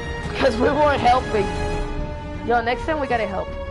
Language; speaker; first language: English; early bilingual, other home language; Spanish